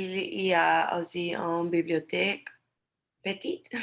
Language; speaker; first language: French; non-native, learner; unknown